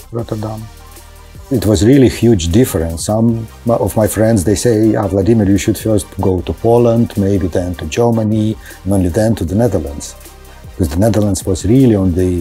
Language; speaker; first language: English; non-native, fluent; Russian